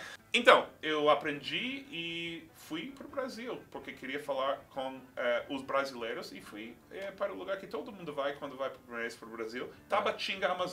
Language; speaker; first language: Portuguese; non-native, fluent; English